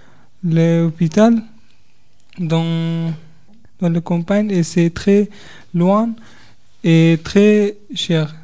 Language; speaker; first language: French; non-native, learner; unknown